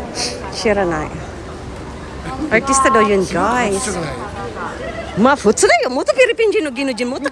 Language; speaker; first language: Japanese; non-native, learner; Filipino